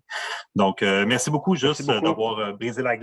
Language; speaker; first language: French; native; French